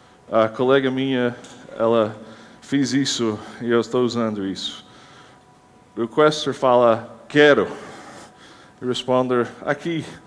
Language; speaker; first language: Portuguese; non-native, learner; English